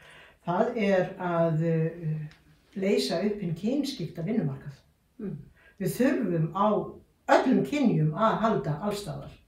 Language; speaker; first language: Icelandic; native; Icelandic